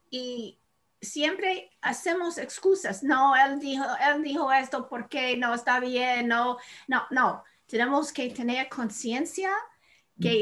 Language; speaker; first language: Spanish; non-native, fluent; English